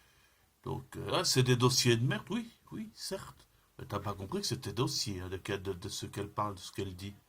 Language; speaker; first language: French; native; French